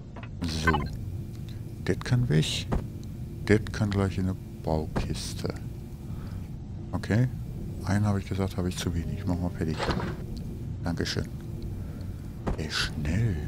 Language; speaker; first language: German; native; German